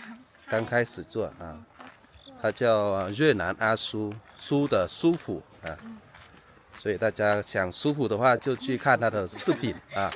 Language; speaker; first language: Chinese; non-native, learner; Vietnamese